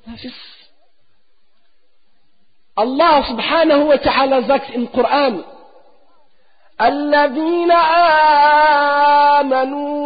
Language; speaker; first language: German; non-native, fluent; Arabic